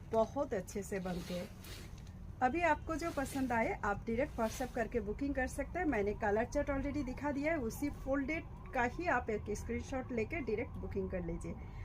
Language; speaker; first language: Hindi; non-native, local second language; Bangla